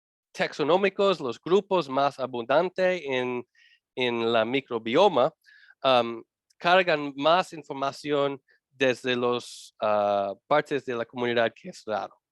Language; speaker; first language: Spanish; non-native, learner; English